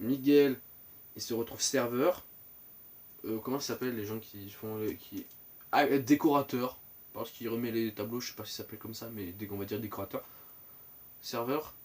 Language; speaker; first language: French; native; French